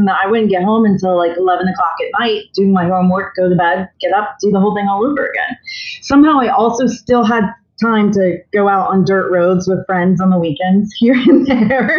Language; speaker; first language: English; native; English